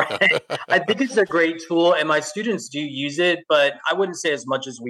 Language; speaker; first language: English; native; English